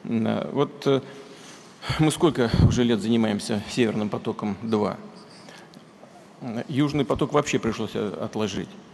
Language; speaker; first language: Russian; native; Russian